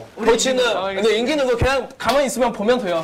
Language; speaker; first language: Korean; non-native, learner; Chinese